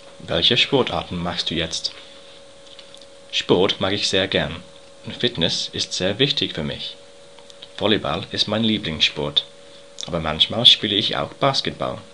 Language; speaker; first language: German; non-native, learner; English